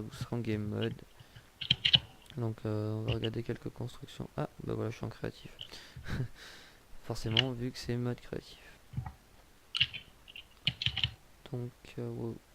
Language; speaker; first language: French; native; French